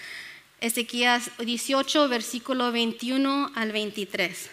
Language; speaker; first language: Spanish; early bilingual, other home language; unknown